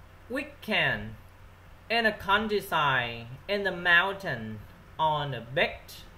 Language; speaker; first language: English; non-native, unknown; Vietnamese